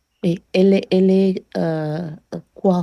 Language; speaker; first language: French; non-native, learner; Sinhala